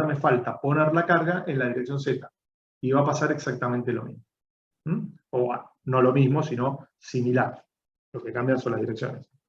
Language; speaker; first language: Spanish; native; Spanish